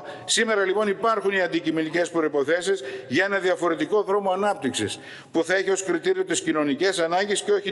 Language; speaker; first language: Greek; native; Greek